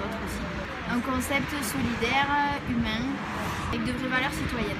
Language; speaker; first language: French; native; French